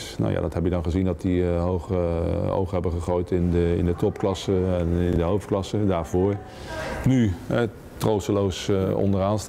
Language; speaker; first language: Dutch; native; Dutch